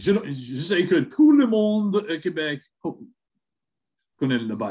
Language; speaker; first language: French; non-native, learner; English